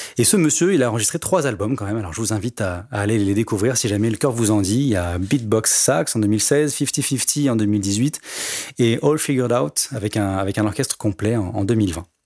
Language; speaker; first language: French; native; French